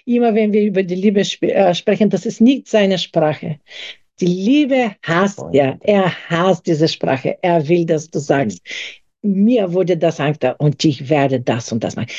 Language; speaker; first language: German; non-native, fluent; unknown